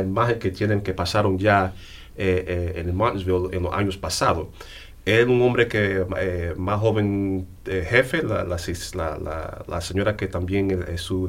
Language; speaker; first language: Spanish; early bilingual, heritage; English